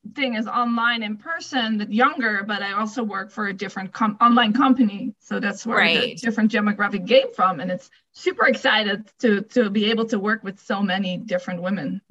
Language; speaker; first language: English; non-native, fluent; Dutch